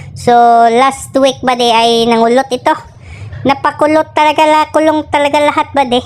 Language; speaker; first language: Filipino; non-native, local second language; Cebuano